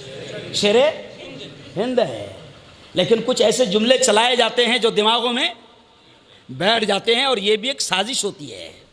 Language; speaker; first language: Urdu; native; Urdu